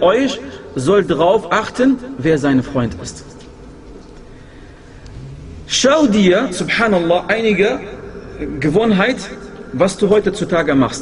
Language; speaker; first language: German; non-native, fluent; Arabic